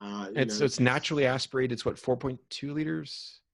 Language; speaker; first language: English; native; English